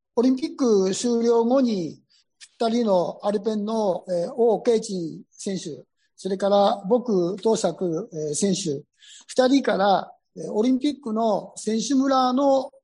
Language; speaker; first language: Japanese; native; Japanese